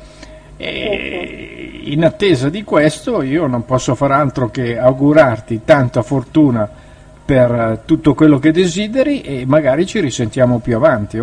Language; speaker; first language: Italian; native; Italian